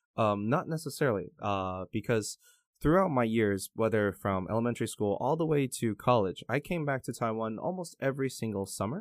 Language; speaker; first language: English; early bilingual, other home language; Chinese